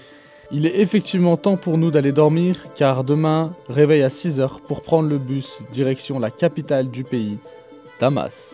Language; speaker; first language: French; native; French